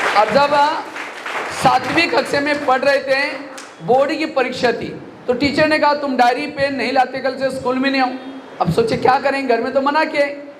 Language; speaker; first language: Hindi; non-native, local second language; Marathi